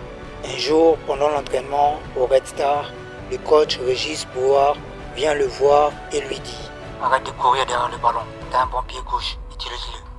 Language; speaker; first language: French; native; French